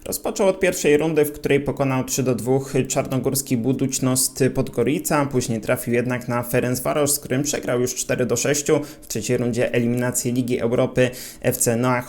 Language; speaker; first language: Polish; native; Polish